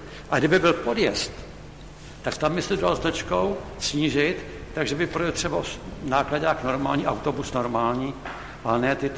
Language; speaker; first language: Czech; native; Czech